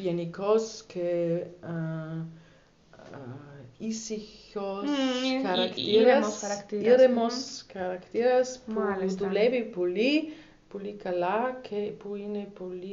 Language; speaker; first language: Greek; non-native, learner; German